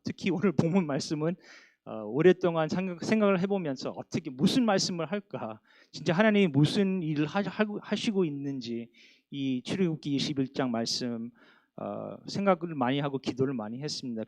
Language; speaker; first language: Korean; native; Korean